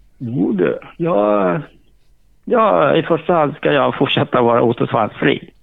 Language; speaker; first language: Swedish; early bilingual, other home language; Vietnamese